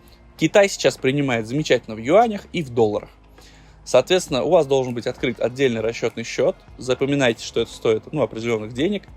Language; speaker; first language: Russian; native; Russian